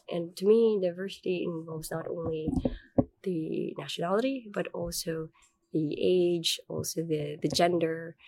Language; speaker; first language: English; non-native, local second language; Filipino